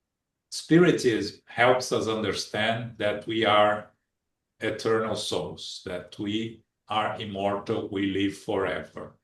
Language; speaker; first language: English; non-native, fluent; Portuguese